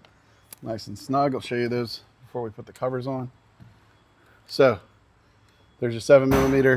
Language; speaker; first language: English; native; English